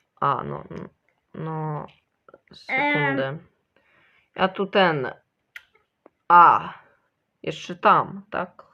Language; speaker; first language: Polish; early bilingual, other home language; Ukrainian